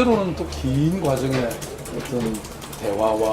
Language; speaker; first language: Korean; native; Korean